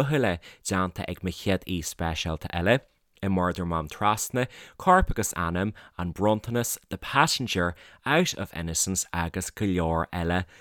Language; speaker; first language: Irish; native; Irish